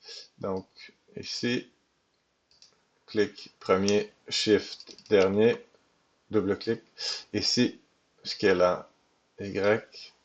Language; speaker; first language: French; native; French